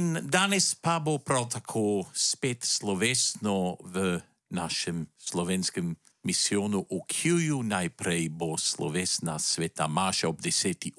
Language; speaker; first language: Slovenian; native; Slovenian